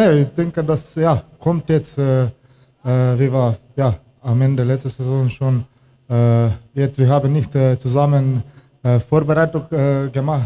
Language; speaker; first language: German; non-native, learner; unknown